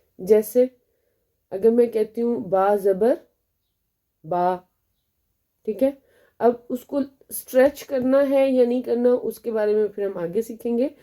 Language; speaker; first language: Urdu; native; Urdu